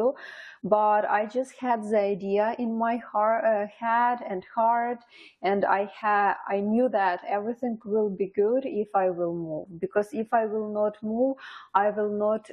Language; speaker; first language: English; non-native, fluent; Ukrainian